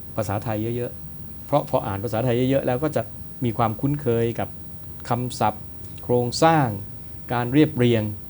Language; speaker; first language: Thai; native; Thai